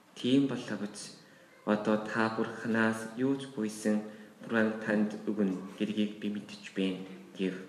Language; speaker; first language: Mongolian; non-native, fluent; Korean